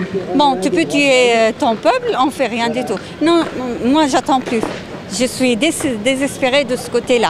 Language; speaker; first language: French; non-native, fluent; Arabic